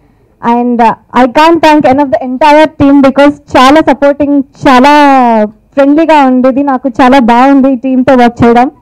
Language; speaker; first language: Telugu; non-native, learner; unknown